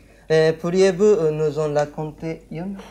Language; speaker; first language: French; non-native, learner; Japanese